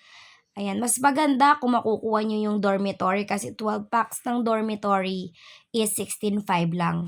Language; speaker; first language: Filipino; native; Filipino